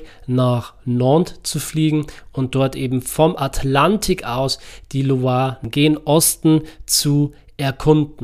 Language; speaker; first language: German; native; German